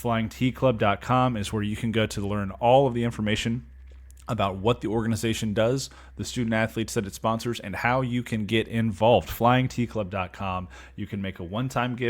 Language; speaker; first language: English; native; English